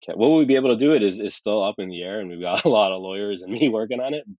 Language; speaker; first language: English; early bilingual, other home language; Arabic